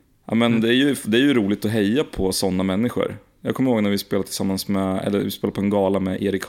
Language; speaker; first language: Swedish; native; Swedish